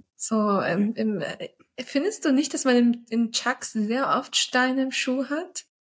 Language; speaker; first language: German; early bilingual, other home language; Turkish